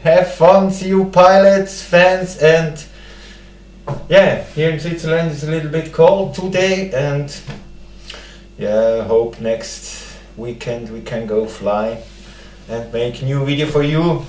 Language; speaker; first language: English; non-native, learner; German